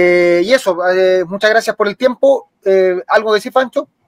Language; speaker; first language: Spanish; native; Spanish